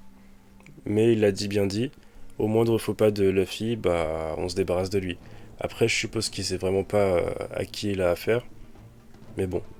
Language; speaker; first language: French; native; French